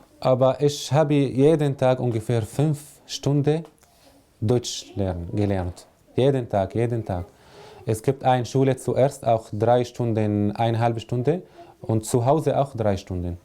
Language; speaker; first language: German; non-native, learner; Arabic